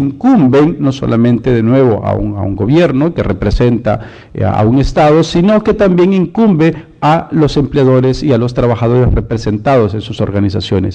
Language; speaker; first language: Spanish; native; Spanish